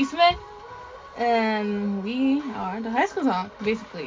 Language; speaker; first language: English; non-native, fluent; Spanish